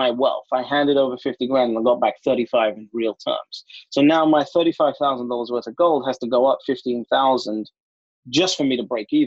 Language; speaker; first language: English; native; English